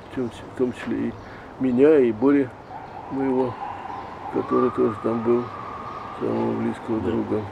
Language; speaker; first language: Russian; native; Russian